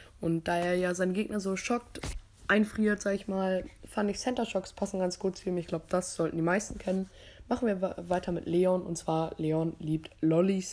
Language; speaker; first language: German; native; German